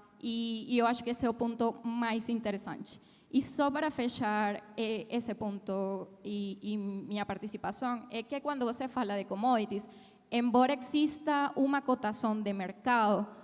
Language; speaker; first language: Portuguese; non-native, fluent; Spanish